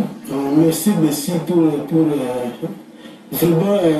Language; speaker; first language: French; non-native, local second language; Lingala